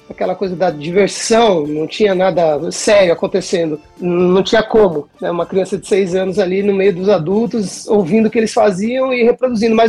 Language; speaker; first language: Portuguese; native; Portuguese